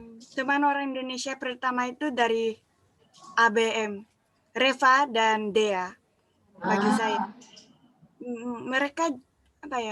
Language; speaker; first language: Indonesian; non-native, fluent; Japanese